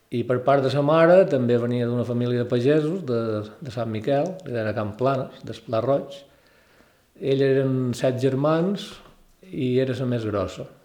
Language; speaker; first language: Catalan; native; Catalan